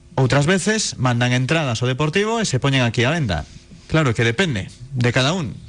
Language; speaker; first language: Galician; native; Galician